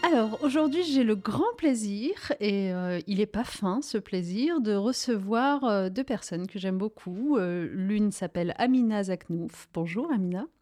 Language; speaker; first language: French; early bilingual, other home language; Riffian